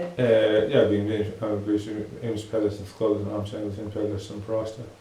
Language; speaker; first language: Irish; native; Irish